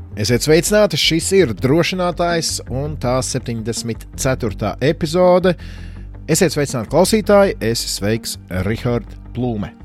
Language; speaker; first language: Latvian; native; Latvian